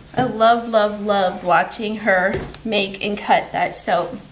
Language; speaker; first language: English; native; English